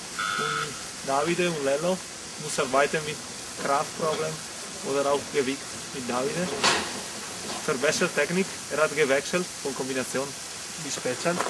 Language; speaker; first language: German; non-native, learner; Italian